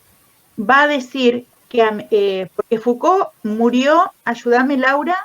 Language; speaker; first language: Spanish; native; Spanish